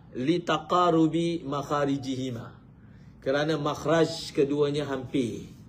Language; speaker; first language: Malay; native; Malay